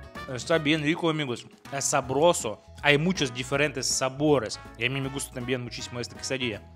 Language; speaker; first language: Spanish; non-native, fluent; Russian